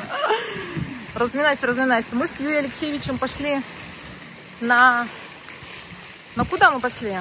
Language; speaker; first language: Russian; native; Russian